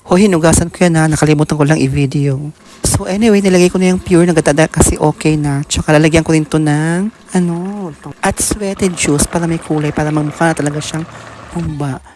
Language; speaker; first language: Filipino; native; Filipino